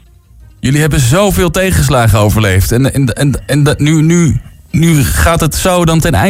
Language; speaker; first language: Dutch; native; Dutch